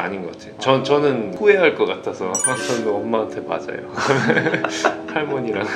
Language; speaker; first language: Korean; native; Korean